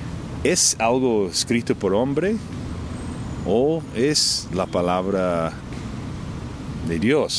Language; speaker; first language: Spanish; non-native, fluent; English